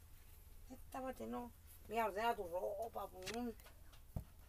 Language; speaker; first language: Spanish; native; Spanish